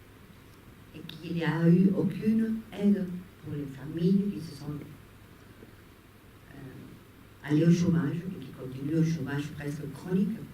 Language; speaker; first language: French; non-native, fluent; Spanish